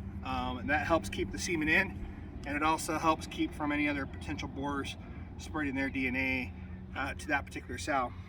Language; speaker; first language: English; native; English